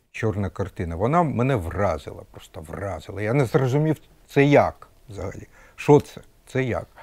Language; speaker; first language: Ukrainian; non-native, local second language; Russian